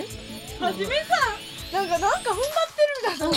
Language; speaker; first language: Japanese; native; Japanese